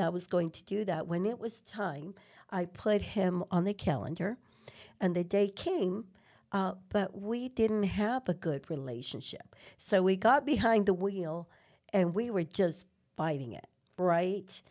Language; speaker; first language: English; non-native, fluent; Spanish